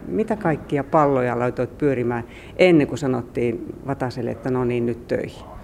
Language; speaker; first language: Finnish; native; Finnish